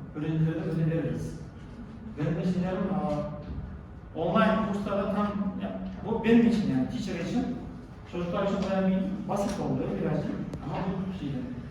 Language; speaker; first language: Turkish; non-native, learner; Kazakh